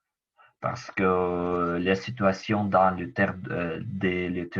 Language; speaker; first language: French; non-native, learner; Ukrainian